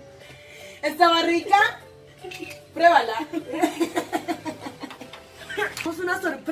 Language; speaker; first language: Spanish; native; Spanish